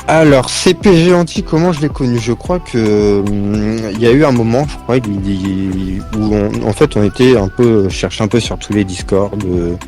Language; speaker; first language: French; native; French